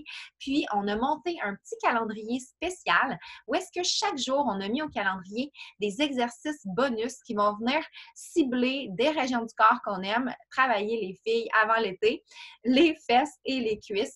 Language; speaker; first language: French; native; French